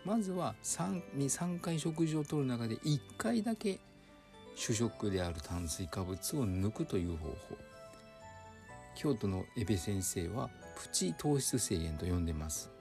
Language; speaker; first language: Japanese; native; Japanese